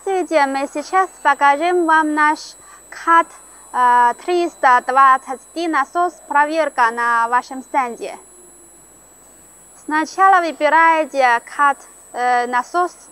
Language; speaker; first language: Russian; non-native, learner; Chinese